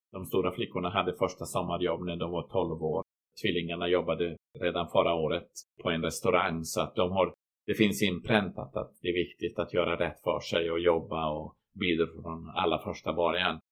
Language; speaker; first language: Swedish; non-native, fluent; Croatian